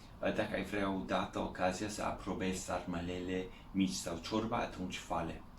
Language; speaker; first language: Romanian; non-native, learner; English